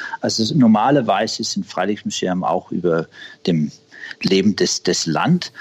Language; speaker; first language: German; non-native, learner; Danish